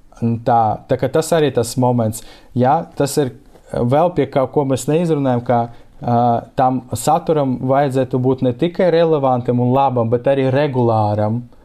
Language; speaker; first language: Latvian; non-native, local second language; Russian